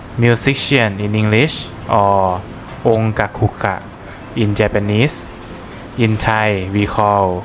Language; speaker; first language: English; non-native, fluent; Thai